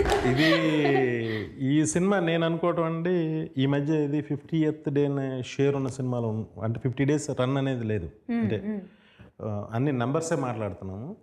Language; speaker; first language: Telugu; native; Telugu